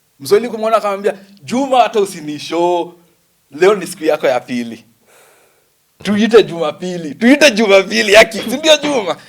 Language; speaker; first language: Swahili; native; Swahili